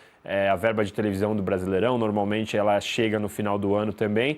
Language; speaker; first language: Portuguese; native; Portuguese